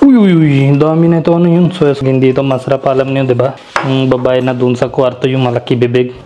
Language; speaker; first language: Filipino; non-native, learner; Punjabi